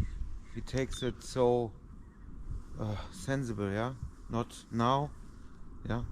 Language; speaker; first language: English; non-native, learner; German